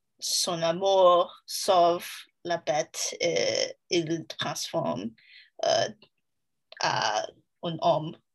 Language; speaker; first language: French; non-native, learner; English